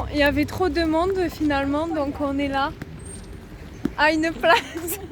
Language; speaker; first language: French; native; French